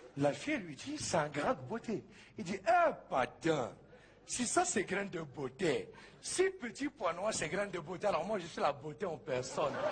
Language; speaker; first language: French; early bilingual, other home language; Arabic